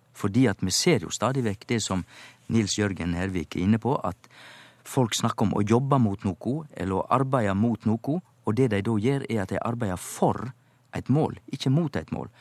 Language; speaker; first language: Norwegian; native; Norwegian